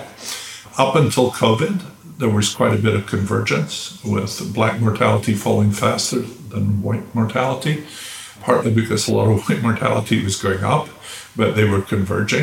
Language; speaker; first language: English; native; English